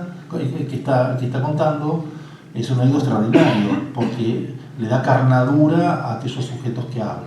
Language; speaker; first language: Spanish; native; Spanish